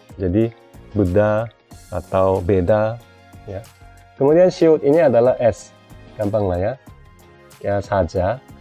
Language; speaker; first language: Indonesian; non-native, fluent; Korean